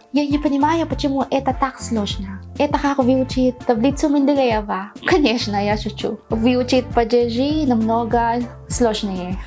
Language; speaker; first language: Russian; non-native, learner; Filipino